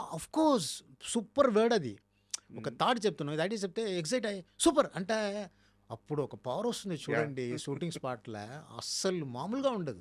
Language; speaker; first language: Telugu; non-native, fluent; Tamil